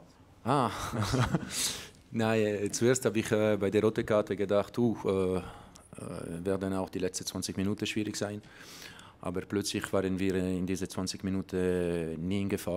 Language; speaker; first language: German; non-native, learner; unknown